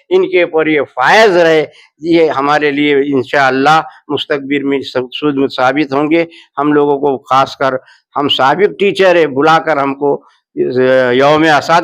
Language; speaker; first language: Hindi; non-native, local second language; Urdu